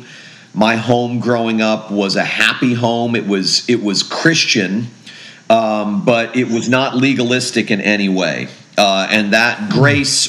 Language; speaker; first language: English; native; English